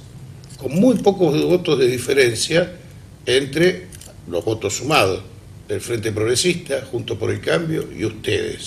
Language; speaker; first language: Spanish; native; Spanish